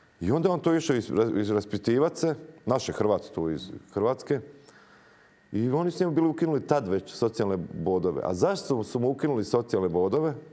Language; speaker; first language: Croatian; native; Croatian